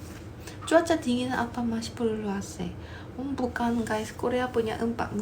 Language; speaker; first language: Indonesian; non-native, fluent; Korean